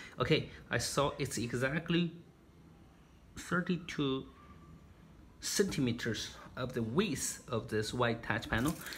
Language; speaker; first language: English; non-native, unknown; Chinese